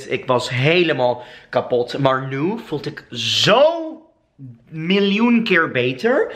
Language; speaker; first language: Dutch; non-native, fluent; English